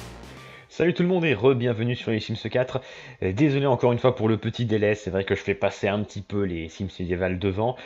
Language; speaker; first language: French; native; French